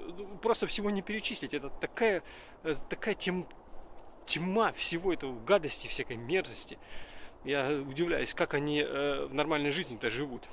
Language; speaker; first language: Russian; native; Russian